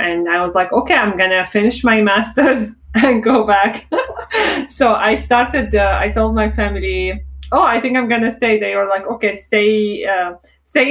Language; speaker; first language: English; non-native, fluent; Arabic